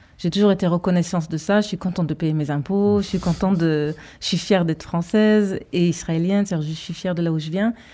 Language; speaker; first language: French; early bilingual, heritage; Hebrew